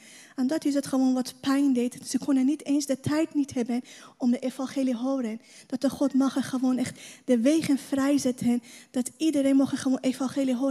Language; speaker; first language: Dutch; non-native, learner; Persian